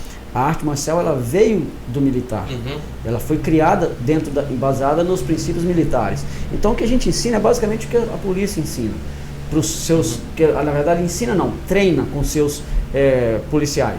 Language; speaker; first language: Portuguese; native; Portuguese